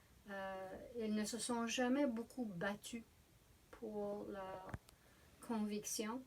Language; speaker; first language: French; native; French